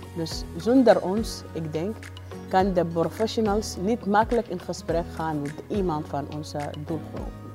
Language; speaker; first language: Dutch; non-native, learner; Arabic